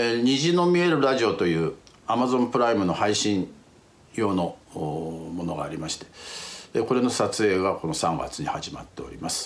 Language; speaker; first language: Japanese; native; Japanese